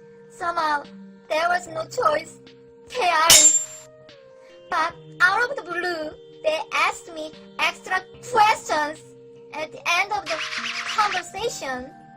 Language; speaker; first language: English; non-native, fluent; Korean